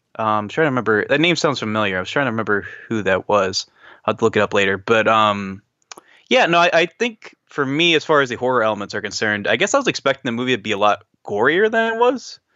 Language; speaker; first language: English; native; English